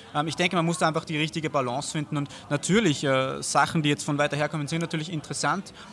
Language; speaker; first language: German; native; German